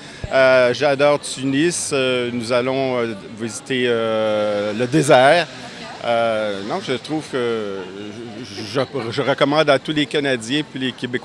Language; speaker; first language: French; native; French